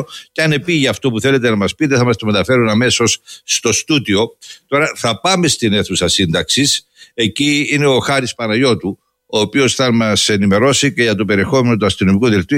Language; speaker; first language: Greek; native; Greek